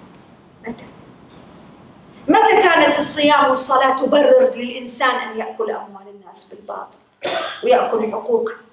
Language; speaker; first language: Arabic; native; Arabic